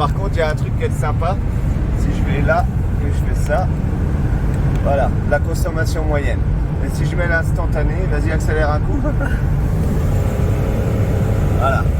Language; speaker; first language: French; native; French